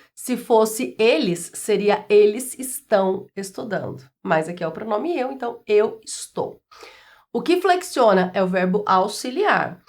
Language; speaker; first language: Portuguese; native; Portuguese